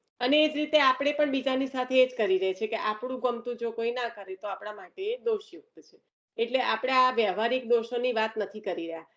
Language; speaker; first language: Gujarati; early bilingual, heritage; Gujarati